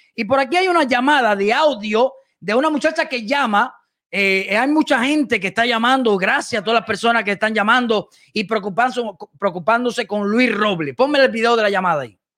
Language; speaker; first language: Spanish; native; Spanish